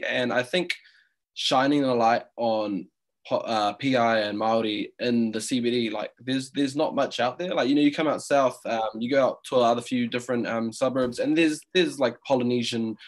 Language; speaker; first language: English; native; English